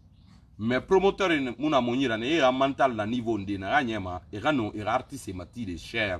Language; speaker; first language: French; non-native, local second language; Susu